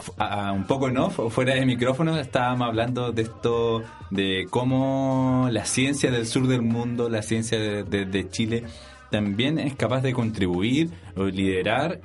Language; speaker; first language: Spanish; native; Spanish